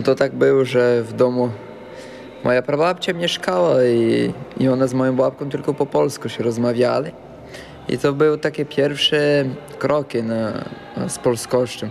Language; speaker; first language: Polish; early bilingual, heritage; Portuguese